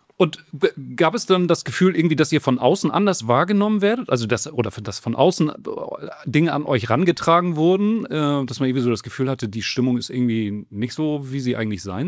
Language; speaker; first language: German; native; German